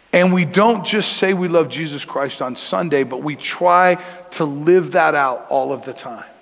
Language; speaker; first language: English; native; English